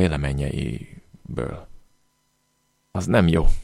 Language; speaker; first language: Hungarian; non-native, fluent; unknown